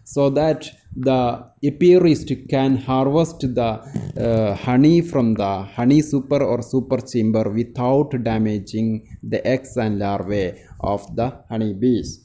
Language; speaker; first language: English; non-native, local second language; Malayalam